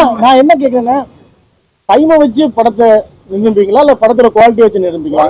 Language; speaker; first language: Tamil; native; Tamil